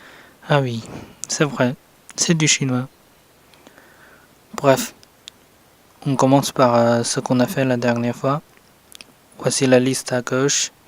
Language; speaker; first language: French; non-native, fluent; Chinese